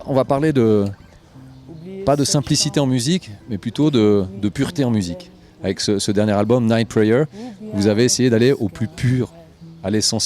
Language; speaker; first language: French; native; French